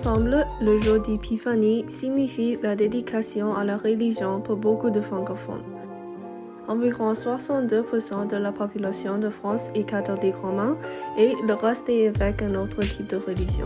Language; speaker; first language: French; non-native, learner; English